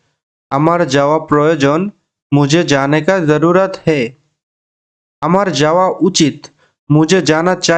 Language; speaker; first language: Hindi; non-native, learner; Bangla